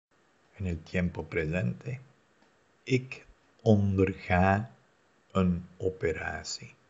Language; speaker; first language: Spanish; non-native, fluent; Dutch